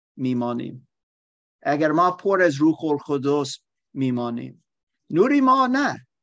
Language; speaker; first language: Persian; non-native, learner; German